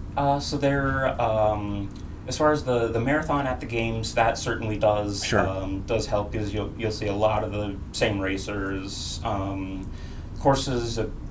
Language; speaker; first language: English; native; English